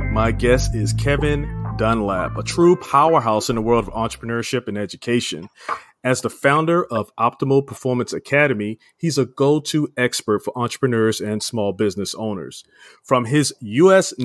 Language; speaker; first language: English; native; English